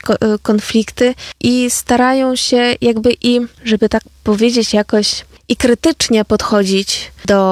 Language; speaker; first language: Polish; non-native, fluent; Ukrainian